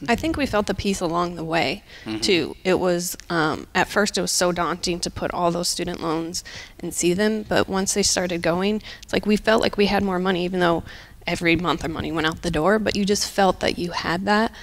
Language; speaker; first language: English; native; English